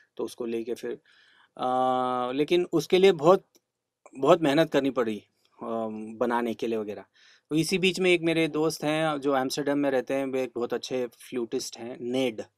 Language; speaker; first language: Hindi; non-native, local second language; Kannada